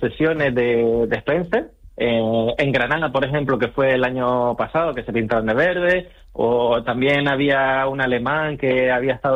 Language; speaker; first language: Spanish; native; Spanish